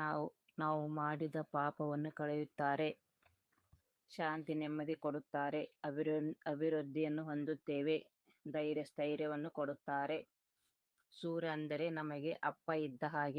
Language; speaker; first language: Kannada; native; Kannada